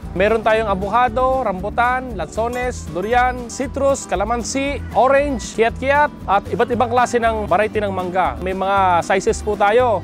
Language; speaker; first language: Filipino; native; Filipino